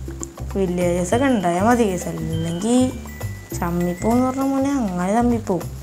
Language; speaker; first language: Malayalam; native; Malayalam